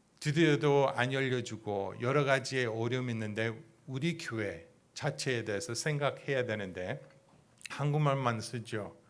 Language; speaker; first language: Korean; non-native, fluent; English